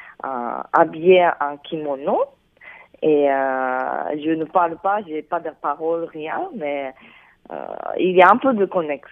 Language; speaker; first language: French; non-native, fluent; Japanese